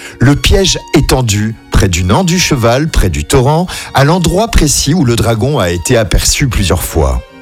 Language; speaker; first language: French; native; French